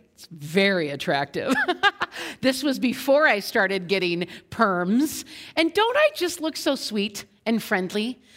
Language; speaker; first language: English; native; English